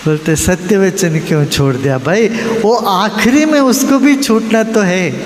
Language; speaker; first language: Hindi; non-native, local second language; Malayalam